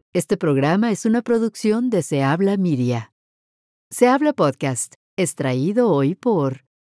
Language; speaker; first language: Spanish; native; Spanish